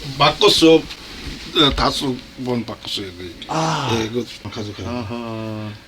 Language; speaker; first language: Korean; non-native, learner; Bangla